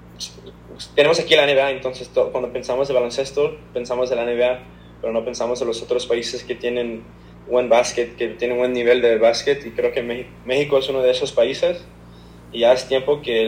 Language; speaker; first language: Spanish; early bilingual, heritage; Spanish